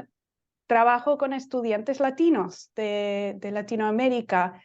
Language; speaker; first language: Spanish; non-native, fluent; English